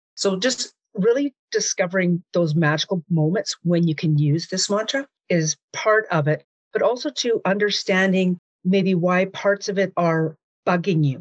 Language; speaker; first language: English; native; English